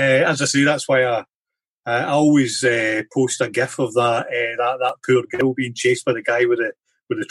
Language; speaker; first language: English; native; English